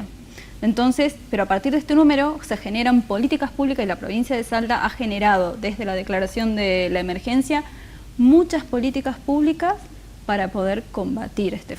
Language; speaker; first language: Spanish; native; Spanish